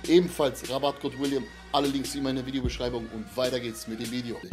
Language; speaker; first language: German; native; German